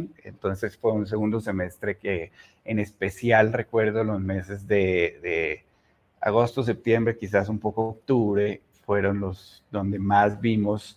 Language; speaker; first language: Spanish; native; Spanish